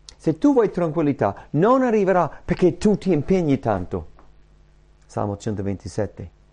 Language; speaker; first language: Italian; non-native, fluent; English